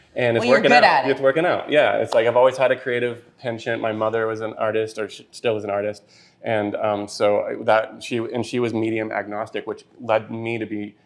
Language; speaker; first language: English; native; English